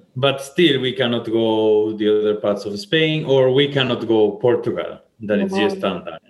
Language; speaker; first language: English; non-native, fluent; Spanish